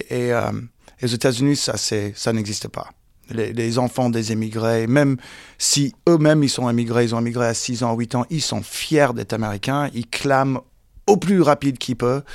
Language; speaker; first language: French; early bilingual, heritage; English